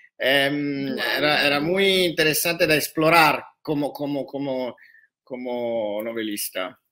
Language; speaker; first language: Spanish; non-native, learner; Italian